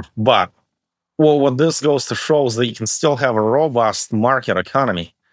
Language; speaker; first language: English; early bilingual, other home language; Russian